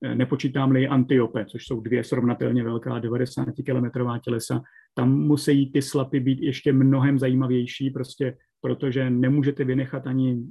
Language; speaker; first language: Czech; native; Czech